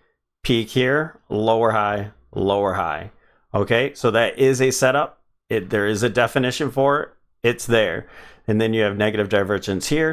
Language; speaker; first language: English; native; English